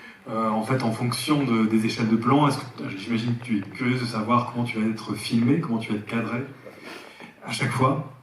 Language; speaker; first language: French; native; French